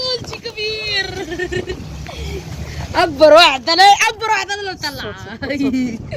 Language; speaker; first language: Arabic; native; Arabic